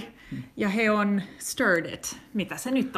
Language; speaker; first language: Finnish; non-native, learner; English